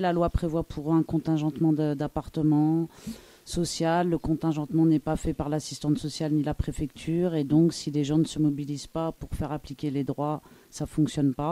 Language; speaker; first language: French; native; French